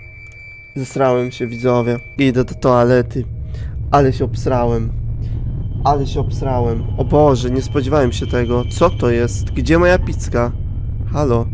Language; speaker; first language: Polish; native; Polish